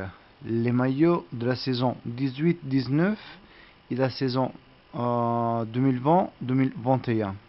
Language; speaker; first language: French; non-native, learner; Italian